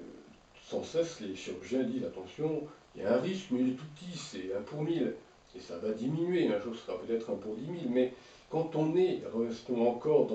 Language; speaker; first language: French; native; French